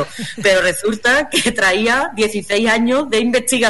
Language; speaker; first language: Spanish; native; Spanish